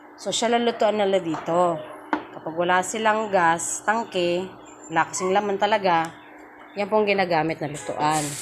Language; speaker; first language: Filipino; non-native, local second language; Cebuano